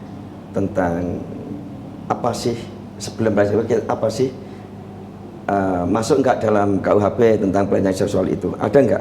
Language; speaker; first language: Indonesian; native; Indonesian